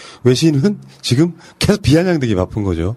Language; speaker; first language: Korean; native; Korean